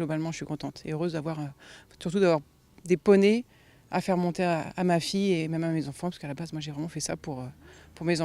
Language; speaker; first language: French; native; French